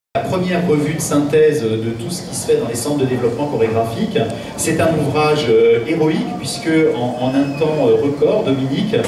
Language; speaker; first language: French; native; French